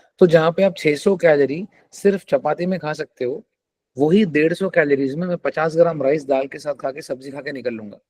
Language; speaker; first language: Hindi; non-native, local second language; Telugu